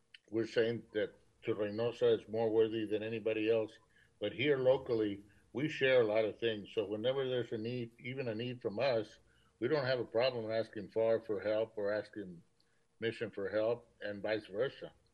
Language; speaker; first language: English; early bilingual, other home language; Spanish